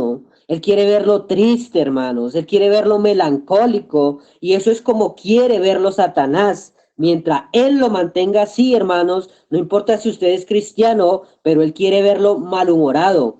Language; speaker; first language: Spanish; native; Spanish